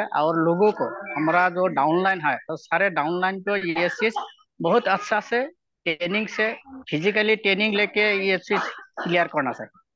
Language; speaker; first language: Hindi; non-native, local second language; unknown